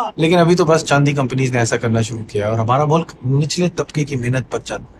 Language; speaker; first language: Urdu; native; Urdu